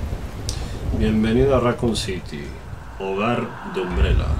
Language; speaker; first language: Spanish; native; Spanish